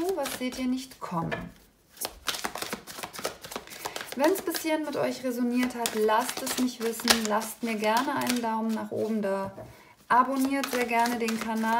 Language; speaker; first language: German; native; German